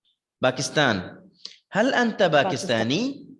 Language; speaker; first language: Arabic; non-native, fluent; Urdu